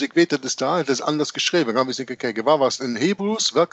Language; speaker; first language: Dutch; native; Dutch